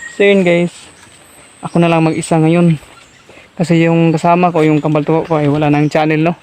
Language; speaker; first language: Filipino; native; Filipino